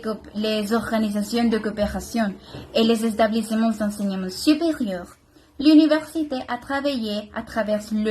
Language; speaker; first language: French; non-native, learner; Spanish